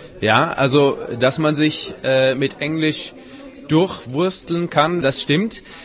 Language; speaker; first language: German; native; German